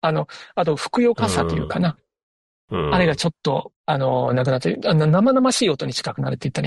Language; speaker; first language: Japanese; native; Japanese